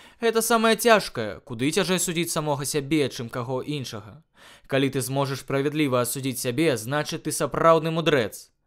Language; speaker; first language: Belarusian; native; Belarusian